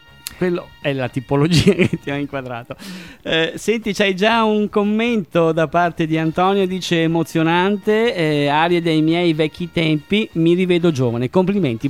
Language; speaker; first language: Italian; native; Italian